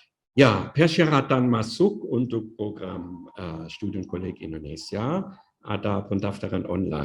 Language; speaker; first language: Indonesian; non-native, fluent; German